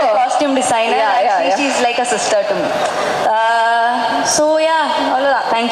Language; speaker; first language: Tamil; non-native, local second language; Malayalam